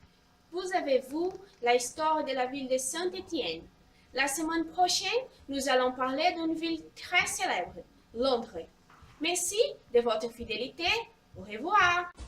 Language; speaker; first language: French; non-native, learner; Portuguese